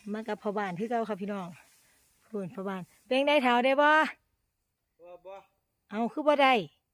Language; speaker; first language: Thai; non-native, local second language; Northeastern Thai